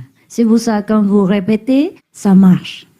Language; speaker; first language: French; non-native, learner; Chinese